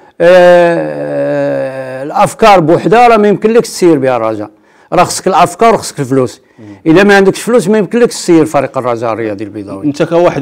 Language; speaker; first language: Arabic; native; Arabic